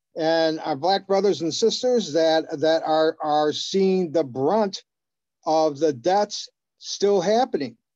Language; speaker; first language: English; native; English